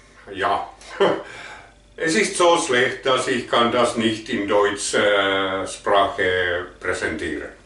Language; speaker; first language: German; non-native, learner; Finnish